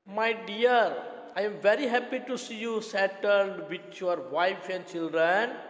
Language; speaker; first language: English; non-native, local second language; Gujarati